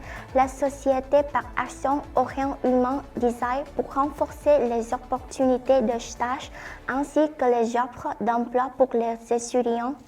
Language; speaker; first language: French; non-native, fluent; Vietnamese